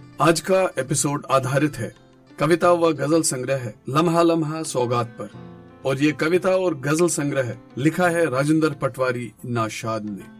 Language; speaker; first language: Urdu; non-native, local second language; Kashmiri